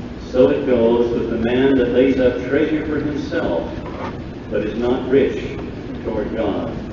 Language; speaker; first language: English; native; English